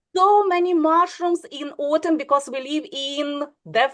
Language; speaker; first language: English; non-native, learner; Ukrainian